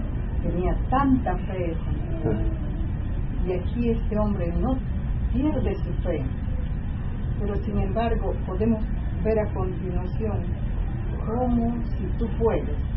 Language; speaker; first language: Spanish; native; Spanish